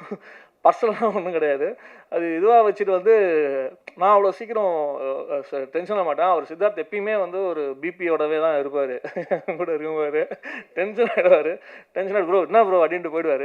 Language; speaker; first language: Tamil; native; Tamil